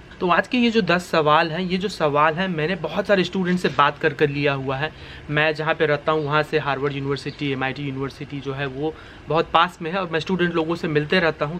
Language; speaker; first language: Hindi; native; Hindi